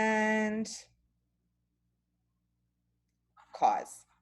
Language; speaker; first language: English; native; English